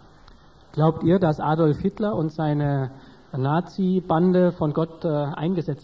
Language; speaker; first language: German; native; German